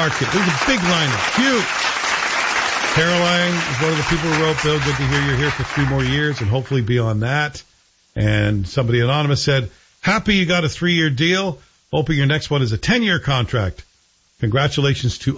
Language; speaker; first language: English; native; English